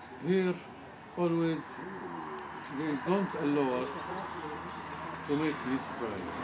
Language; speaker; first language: English; non-native, learner; Arabic